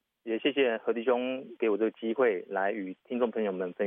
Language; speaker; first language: Chinese; native; Chinese